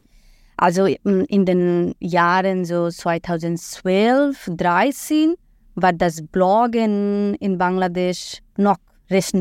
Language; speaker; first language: German; non-native, fluent; Bangla